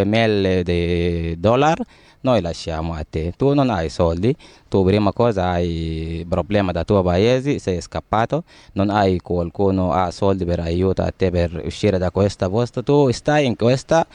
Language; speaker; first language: Italian; non-native, learner; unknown